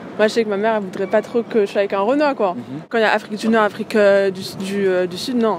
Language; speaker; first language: French; native; French